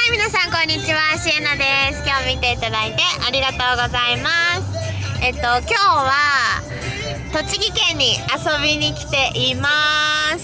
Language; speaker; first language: Japanese; native; Japanese